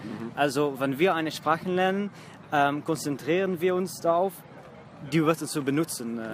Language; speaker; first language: German; non-native, fluent; Dutch